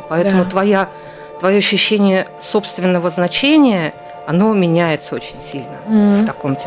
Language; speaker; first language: Russian; native; Russian